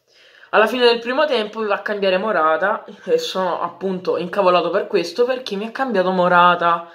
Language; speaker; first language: Italian; native; Italian